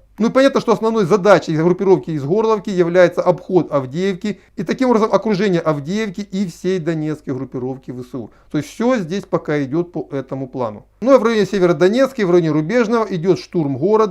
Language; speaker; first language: Russian; native; Russian